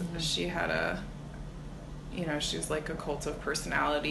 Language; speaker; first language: English; native; English